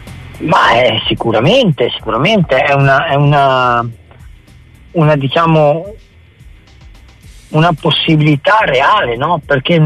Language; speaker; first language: Italian; native; Italian